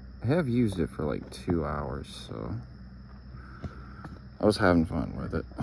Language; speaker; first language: English; native; English